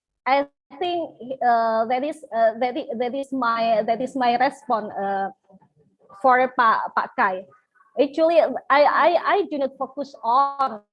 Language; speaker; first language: English; non-native, learner; Indonesian